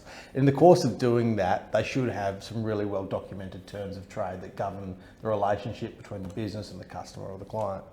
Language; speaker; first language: English; native; English